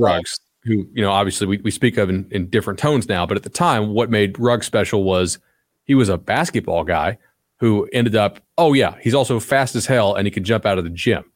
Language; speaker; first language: English; native; English